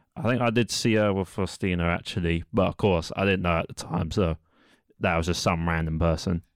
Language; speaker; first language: English; native; English